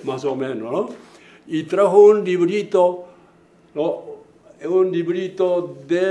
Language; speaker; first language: Spanish; non-native, fluent; Japanese